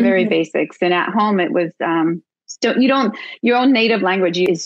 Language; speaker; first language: English; early bilingual, other home language; Spanish